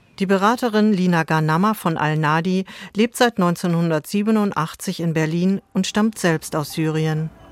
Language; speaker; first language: German; native; German